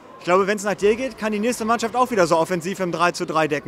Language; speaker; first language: German; native; German